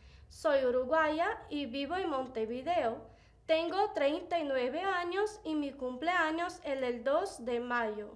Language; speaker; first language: Spanish; non-native, fluent; Portuguese